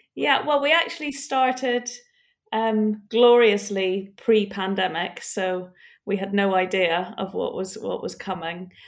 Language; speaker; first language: English; native; English